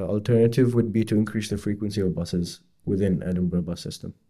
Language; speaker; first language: English; non-native, fluent; Arabic